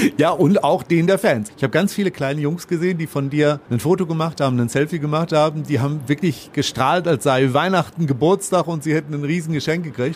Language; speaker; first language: German; native; German